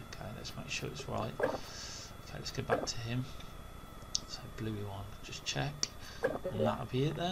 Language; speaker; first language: English; native; English